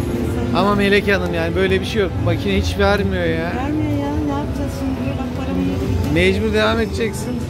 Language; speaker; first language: Turkish; native; Turkish